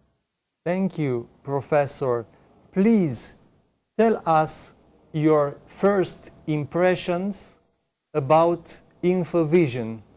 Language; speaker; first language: English; non-native, fluent; Romanian